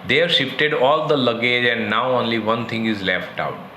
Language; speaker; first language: English; non-native, local second language; Gujarati